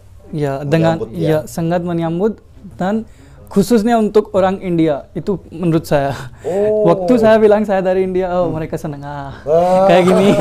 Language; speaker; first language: Indonesian; non-native, learner; Hindi